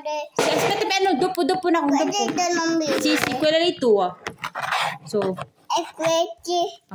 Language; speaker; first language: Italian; non-native, learner; Filipino